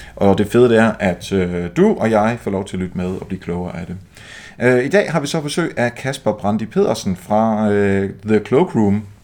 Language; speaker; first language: Danish; native; Danish